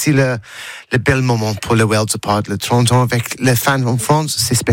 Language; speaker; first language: French; non-native, learner; English